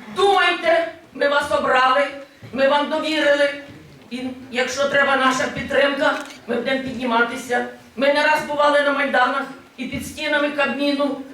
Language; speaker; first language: Ukrainian; native; Ukrainian